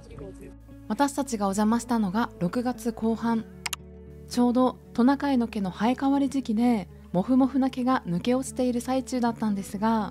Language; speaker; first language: Japanese; native; Japanese